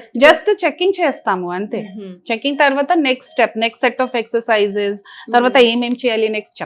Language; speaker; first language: Telugu; non-native, fluent; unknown